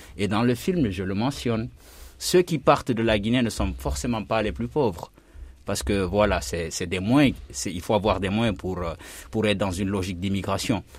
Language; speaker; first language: French; non-native, local second language; Fula